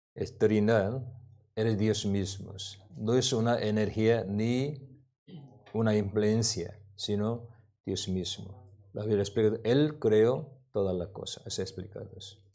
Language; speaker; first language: Spanish; non-native, learner; Korean